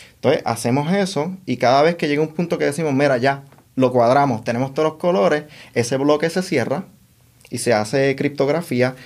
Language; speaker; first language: Spanish; native; Spanish